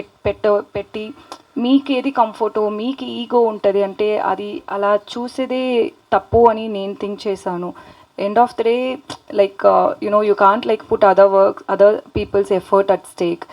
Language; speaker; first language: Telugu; non-native, local second language; Tamil